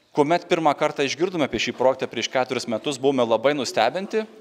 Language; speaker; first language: Lithuanian; native; Lithuanian